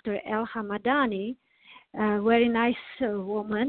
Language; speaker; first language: English; non-native, learner; Serbian